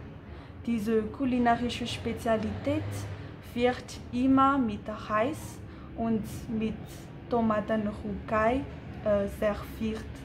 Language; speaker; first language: German; non-native, fluent; Malagasy